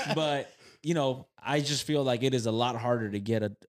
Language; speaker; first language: English; native; English